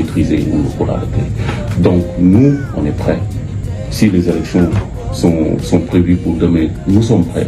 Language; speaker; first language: French; non-native, local second language; Wolof